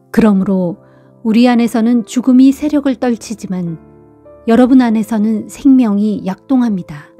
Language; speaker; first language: Korean; native; Korean